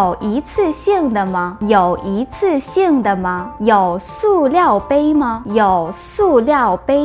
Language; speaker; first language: Chinese; non-native, fluent; Korean